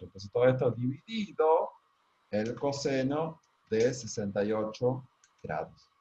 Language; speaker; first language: Spanish; native; Spanish